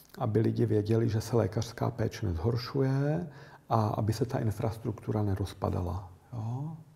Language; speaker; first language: Czech; native; Czech